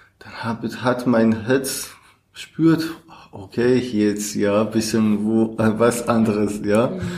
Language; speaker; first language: German; non-native, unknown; Kurdish